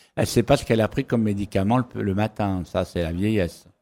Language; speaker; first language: French; native; French